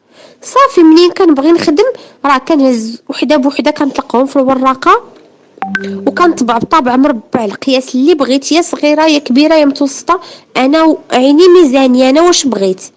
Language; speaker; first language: Arabic; native; Arabic